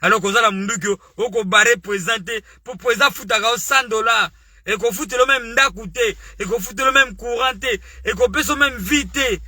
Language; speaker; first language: French; non-native, local second language; Lingala